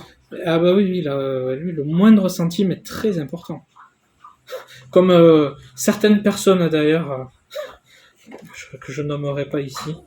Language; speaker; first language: French; native; French